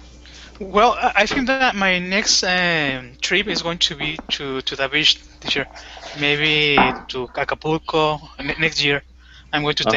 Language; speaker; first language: English; non-native, fluent; Spanish